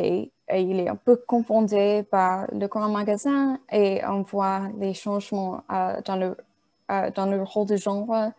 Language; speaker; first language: French; non-native, learner; English